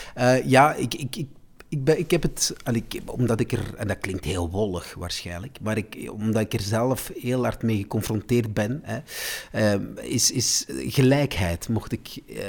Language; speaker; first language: Dutch; native; Dutch